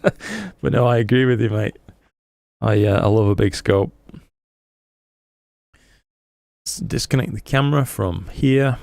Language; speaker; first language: English; native; English